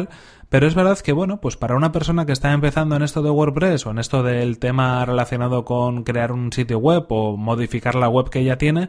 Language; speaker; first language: Spanish; native; Spanish